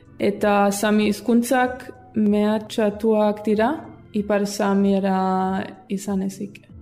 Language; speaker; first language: Basque; non-native, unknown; German